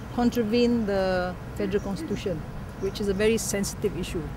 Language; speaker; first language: English; non-native, local second language; Malay